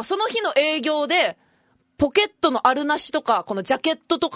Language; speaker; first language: Japanese; native; Japanese